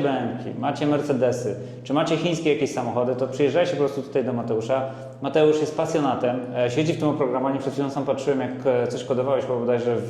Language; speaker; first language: Polish; native; Polish